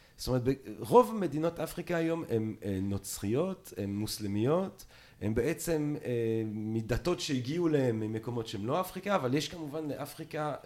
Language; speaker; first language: Hebrew; early bilingual, other home language; French